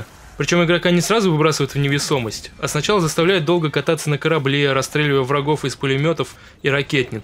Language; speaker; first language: Russian; native; Russian